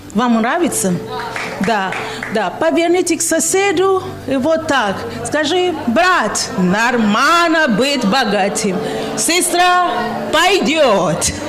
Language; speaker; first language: Russian; non-native, fluent; Yoruba